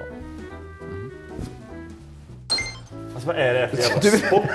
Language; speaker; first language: Swedish; native; Swedish